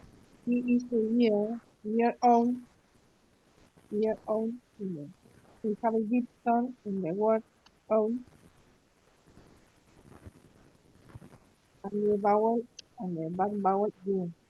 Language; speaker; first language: English; non-native, learner; Spanish